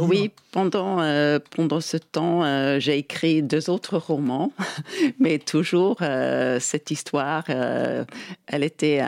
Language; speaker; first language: French; non-native, fluent; English